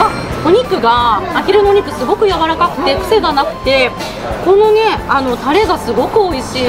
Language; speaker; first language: Japanese; native; Japanese